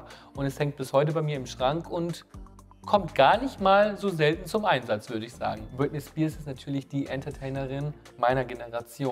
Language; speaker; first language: German; native; German